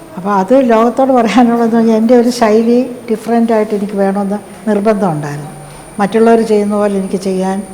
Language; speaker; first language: Malayalam; native; Malayalam